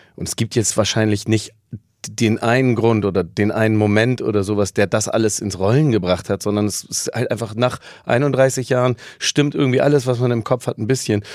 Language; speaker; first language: German; native; German